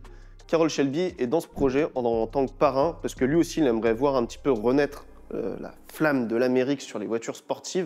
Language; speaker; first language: French; native; French